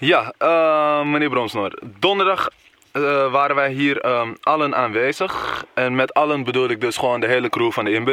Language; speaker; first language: Dutch; native; Dutch